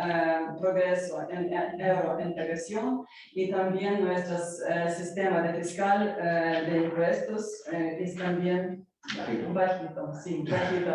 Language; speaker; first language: Spanish; non-native, learner; Ukrainian